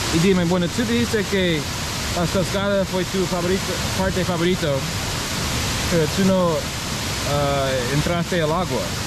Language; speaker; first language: Spanish; non-native, learner; English